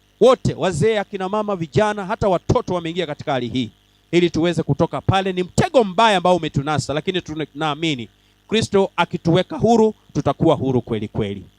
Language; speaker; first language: Swahili; non-native, local second language; Gusii